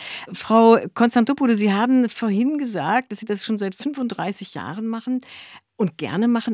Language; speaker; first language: German; native; German